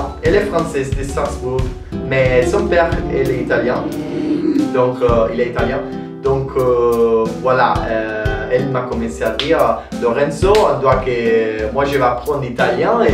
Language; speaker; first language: French; non-native, learner; Italian